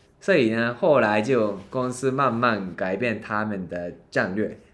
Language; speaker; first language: Chinese; non-native, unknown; Japanese